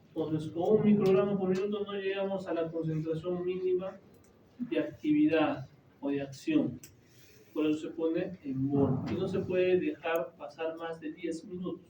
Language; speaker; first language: Spanish; native; Spanish